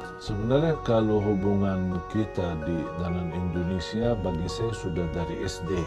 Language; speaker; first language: Indonesian; non-native, fluent; Arabic